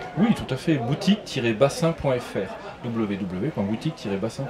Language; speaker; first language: French; native; French